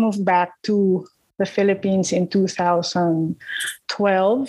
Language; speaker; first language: English; non-native, local second language; Filipino